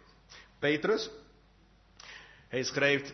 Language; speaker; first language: Dutch; non-native, fluent; English